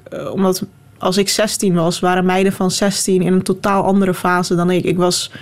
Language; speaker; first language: Dutch; non-native, local second language; Turkish